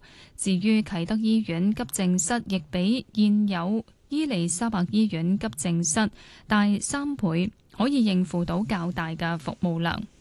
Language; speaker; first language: Cantonese; native; Cantonese